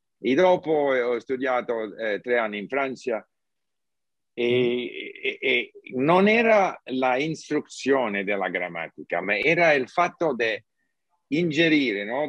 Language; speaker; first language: Italian; non-native, learner; English